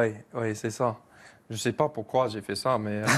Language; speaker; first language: French; non-native, learner; English